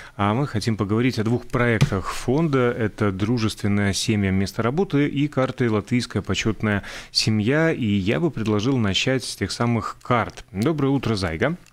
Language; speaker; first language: Russian; native; Russian